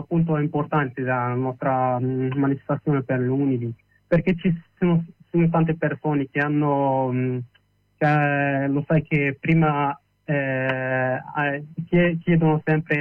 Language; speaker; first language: Italian; non-native, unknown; Arabic